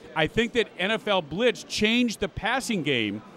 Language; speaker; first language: English; native; English